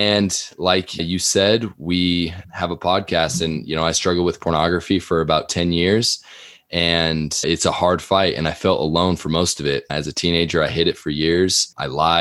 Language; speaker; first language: English; native; English